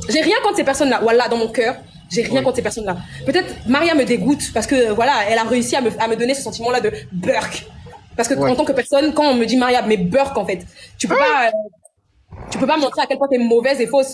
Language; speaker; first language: French; non-native, local second language; Lingala